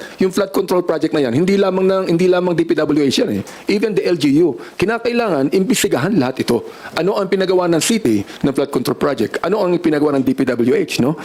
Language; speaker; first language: Filipino; native; Filipino